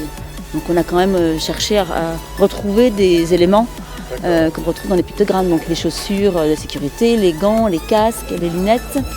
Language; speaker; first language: French; native; French